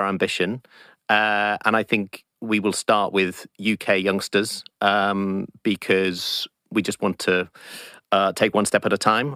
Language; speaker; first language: English; native; English